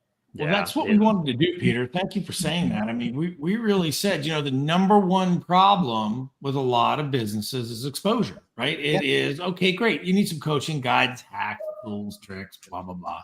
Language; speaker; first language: English; native; English